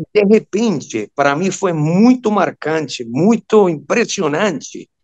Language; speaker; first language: Portuguese; non-native, fluent; Spanish